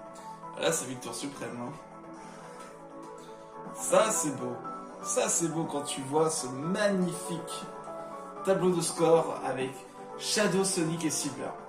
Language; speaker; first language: French; native; French